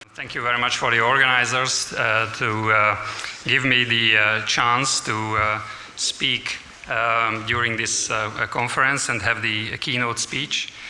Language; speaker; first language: English; non-native, fluent; Hungarian